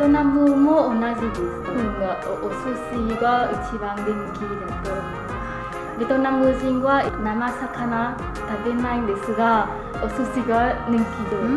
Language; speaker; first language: Japanese; non-native, learner; Vietnamese